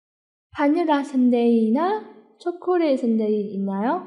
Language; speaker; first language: Korean; non-native, fluent; Chinese